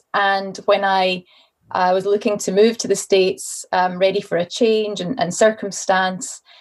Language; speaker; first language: English; native; English